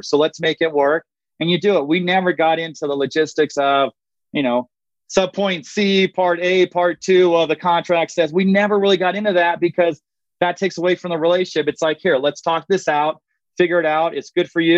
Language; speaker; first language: English; native; English